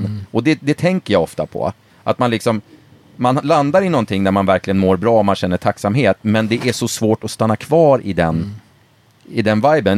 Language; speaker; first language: Swedish; native; Swedish